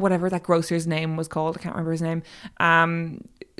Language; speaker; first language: English; native; English